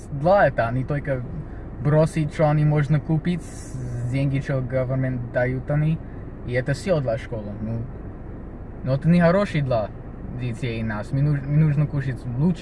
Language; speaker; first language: Russian; early bilingual, heritage; Russian